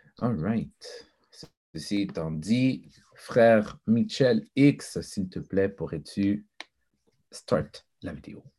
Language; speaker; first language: French; early bilingual, other home language; Haitian Creole